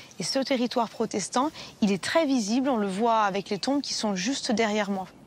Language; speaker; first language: French; native; French